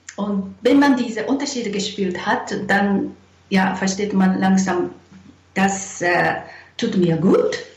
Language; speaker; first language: German; non-native, fluent; Japanese